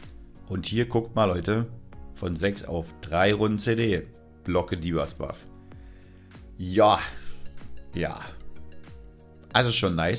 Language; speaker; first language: German; native; German